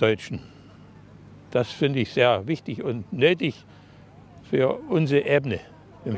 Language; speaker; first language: German; native; German